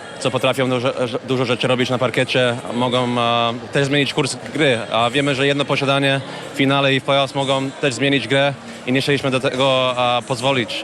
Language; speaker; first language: Polish; early bilingual, heritage; English